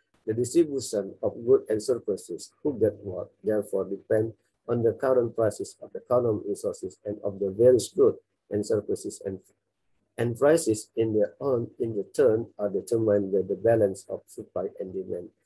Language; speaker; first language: English; non-native, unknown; Indonesian